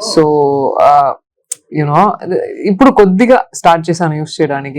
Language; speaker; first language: Telugu; non-native, learner; Tamil